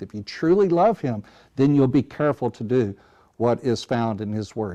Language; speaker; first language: English; native; English